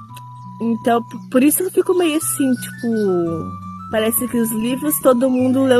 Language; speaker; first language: Portuguese; native; Portuguese